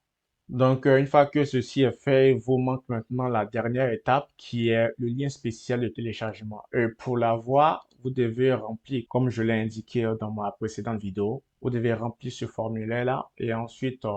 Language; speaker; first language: French; native; French